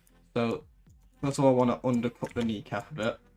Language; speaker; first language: English; native; English